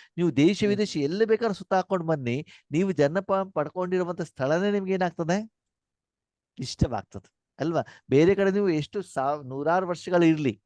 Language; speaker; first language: Kannada; non-native, local second language; Konkani